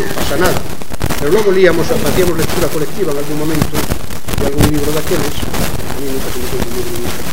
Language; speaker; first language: Spanish; non-native, local second language; Galician